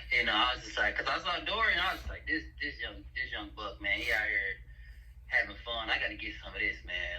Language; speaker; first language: English; native; English